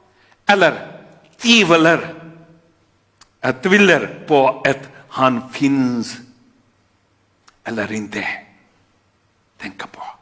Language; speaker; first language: Swedish; non-native, fluent; Urdu